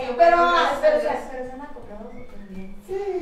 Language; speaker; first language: Spanish; native; Spanish